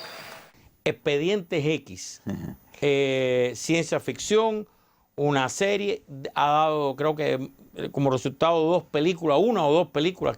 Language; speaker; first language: Spanish; native; Spanish